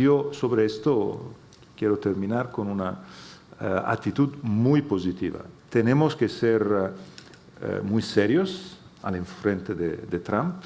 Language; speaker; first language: Spanish; non-native, fluent; Italian